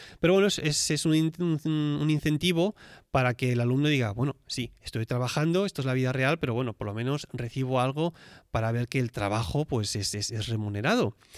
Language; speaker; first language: Spanish; native; Spanish